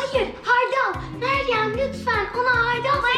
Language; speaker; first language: Turkish; early bilingual, heritage; Turkish